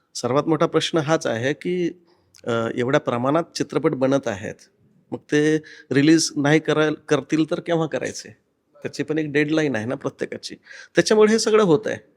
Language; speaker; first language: Marathi; native; Marathi